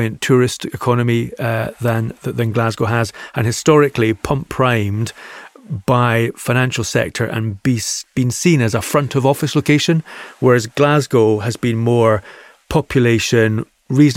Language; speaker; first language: English; native; English